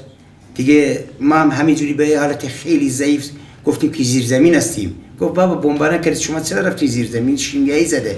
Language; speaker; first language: Persian; native; Persian